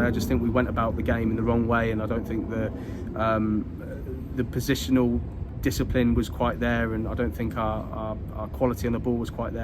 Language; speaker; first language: English; native; English